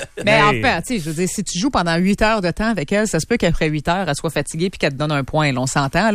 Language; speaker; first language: French; native; French